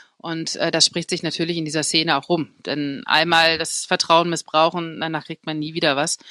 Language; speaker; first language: German; native; German